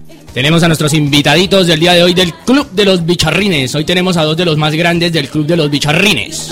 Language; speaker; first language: Spanish; native; Spanish